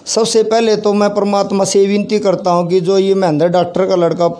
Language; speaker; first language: Hindi; native; Hindi